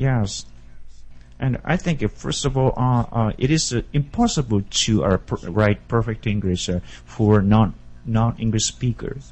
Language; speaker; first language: English; non-native, learner; Japanese